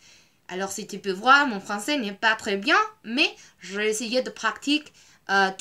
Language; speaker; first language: French; non-native, learner; Spanish